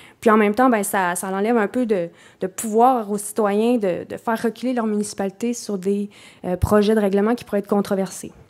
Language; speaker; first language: French; native; French